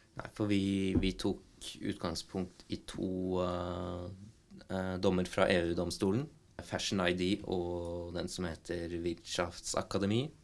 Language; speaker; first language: Norwegian; native; Norwegian